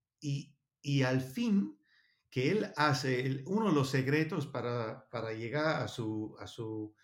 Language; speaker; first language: Spanish; non-native, learner; Danish